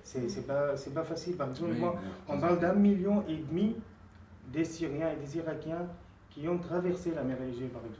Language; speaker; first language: French; non-native, fluent; Arabic